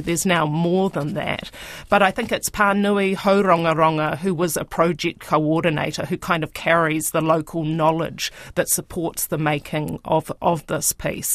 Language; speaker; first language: English; native; English